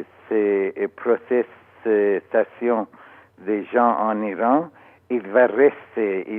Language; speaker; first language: French; non-native, learner; Persian